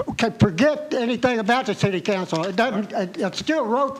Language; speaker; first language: English; native; English